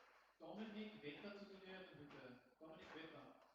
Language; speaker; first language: German; native; German